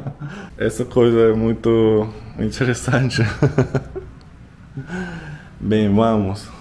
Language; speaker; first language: Portuguese; non-native, learner; Russian